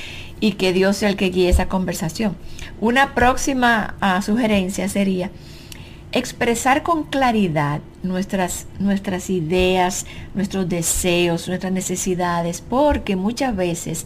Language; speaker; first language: Spanish; native; Spanish